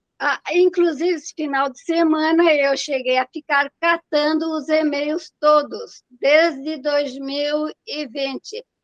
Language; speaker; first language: Portuguese; native; Portuguese